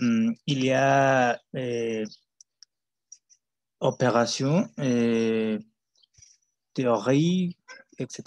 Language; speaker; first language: French; non-native, learner; Spanish